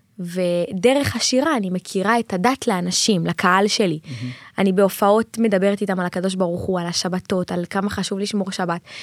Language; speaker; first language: Hebrew; native; Hebrew